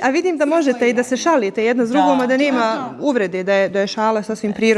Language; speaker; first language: Bosnian; native; Bosnian